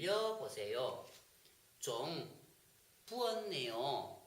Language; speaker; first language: Korean; non-native, fluent; Chinese